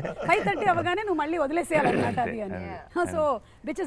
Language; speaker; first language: Telugu; native; Telugu